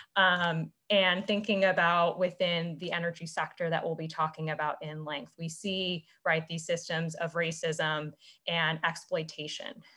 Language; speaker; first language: English; native; English